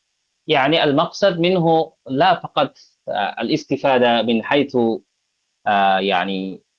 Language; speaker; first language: Arabic; non-native, fluent; Bangla